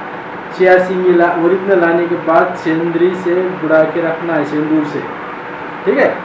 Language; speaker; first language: Hindi; non-native, local second language; Marathi